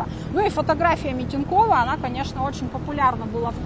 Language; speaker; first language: Russian; native; Russian